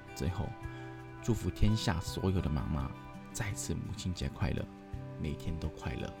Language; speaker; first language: Chinese; non-native, local second language; Cantonese